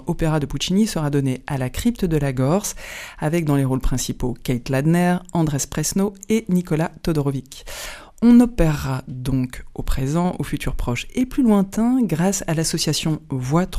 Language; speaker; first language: French; native; French